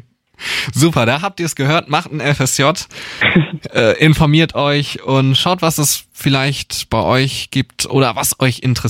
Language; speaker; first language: German; native; German